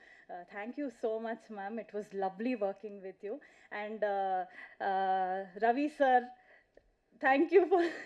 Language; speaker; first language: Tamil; non-native, learner; Kannada